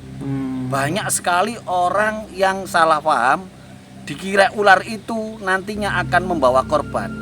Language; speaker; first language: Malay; non-native, local second language; Javanese